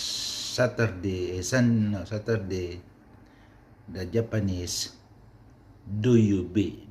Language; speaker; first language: English; non-native, learner; Filipino